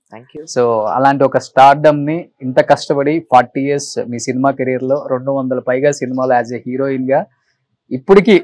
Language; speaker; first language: Telugu; native; Telugu